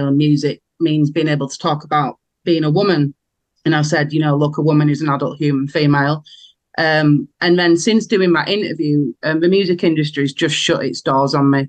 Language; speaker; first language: English; native; English